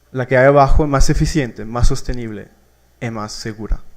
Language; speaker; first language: Spanish; non-native, fluent; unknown